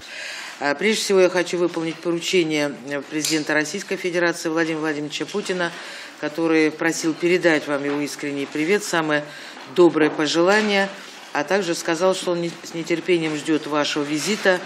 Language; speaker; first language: Russian; native; Russian